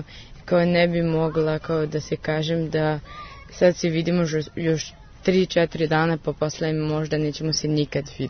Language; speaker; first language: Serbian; early bilingual, heritage; Serbian